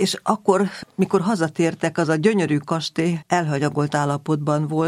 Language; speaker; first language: Hungarian; native; Hungarian